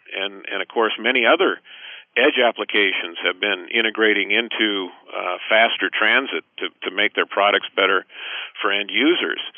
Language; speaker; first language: English; native; English